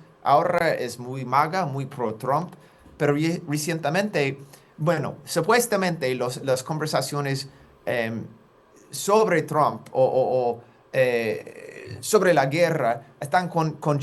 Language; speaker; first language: Spanish; non-native, fluent; English